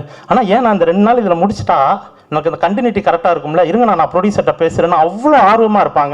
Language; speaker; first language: Tamil; native; Tamil